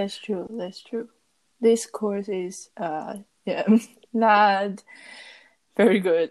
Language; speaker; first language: English; non-native, learner; Chinese